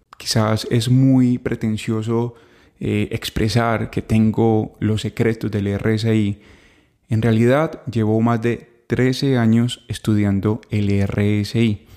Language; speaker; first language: Spanish; native; Spanish